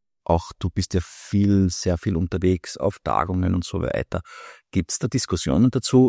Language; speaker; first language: German; native; German